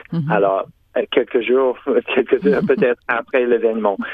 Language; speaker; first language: French; non-native, local second language; English